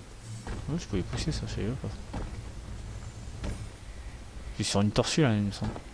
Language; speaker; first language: French; native; French